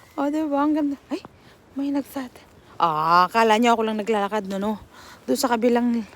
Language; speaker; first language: Filipino; native; Filipino